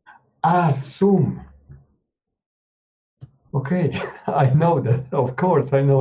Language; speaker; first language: English; non-native, learner; Spanish